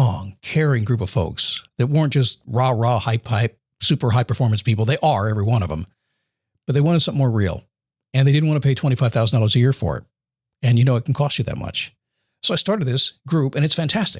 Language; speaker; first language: English; native; English